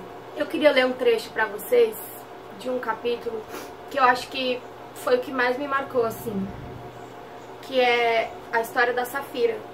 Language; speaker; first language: Portuguese; native; Portuguese